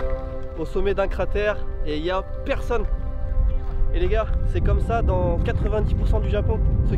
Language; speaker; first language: French; native; French